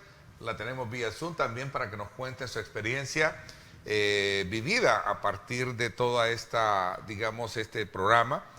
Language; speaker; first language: Spanish; native; Spanish